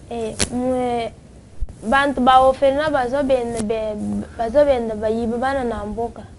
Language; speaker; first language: Lingala; non-native, local second language; Luba-Lulua